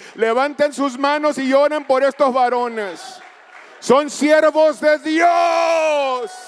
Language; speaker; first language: Spanish; early bilingual, heritage; Spanish